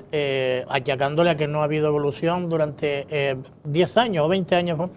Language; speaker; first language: Spanish; native; Spanish